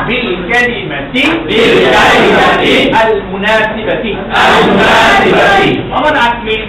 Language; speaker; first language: Arabic; non-native, fluent; Bangla